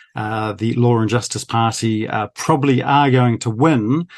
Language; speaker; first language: English; native; English